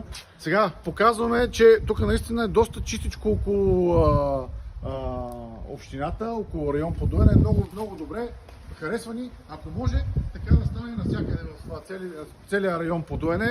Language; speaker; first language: Bulgarian; native; Bulgarian